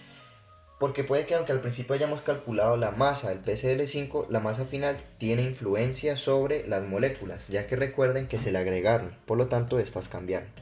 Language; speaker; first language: Spanish; native; Spanish